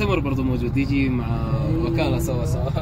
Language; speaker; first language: Arabic; non-native, learner; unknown